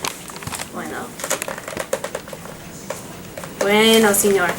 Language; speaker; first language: Spanish; non-native, learner; English